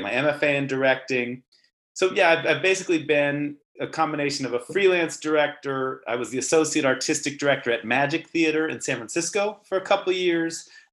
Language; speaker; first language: English; native; English